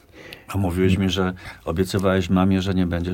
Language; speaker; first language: Polish; native; Polish